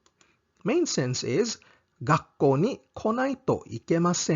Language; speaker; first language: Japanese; non-native, fluent; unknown